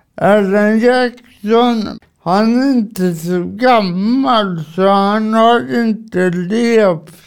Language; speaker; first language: Swedish; native; Swedish